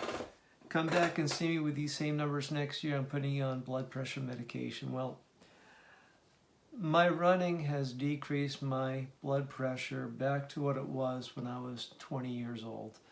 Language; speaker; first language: English; native; English